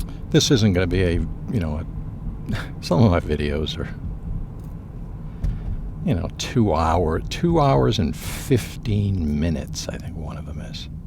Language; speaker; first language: English; native; English